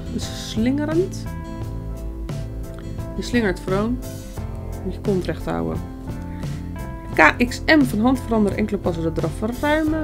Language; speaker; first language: Dutch; native; Dutch